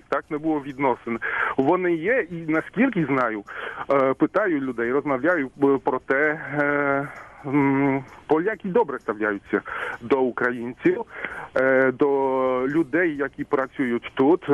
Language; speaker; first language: Ukrainian; non-native, fluent; Polish